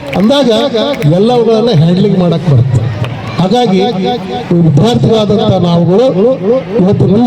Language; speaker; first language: Kannada; non-native, local second language; Urdu